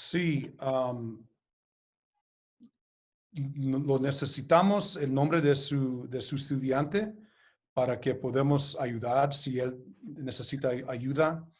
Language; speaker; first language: Spanish; early bilingual, heritage; Spanish